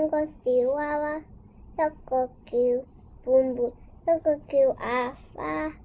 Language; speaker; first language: Chinese; non-native, local second language; Cantonese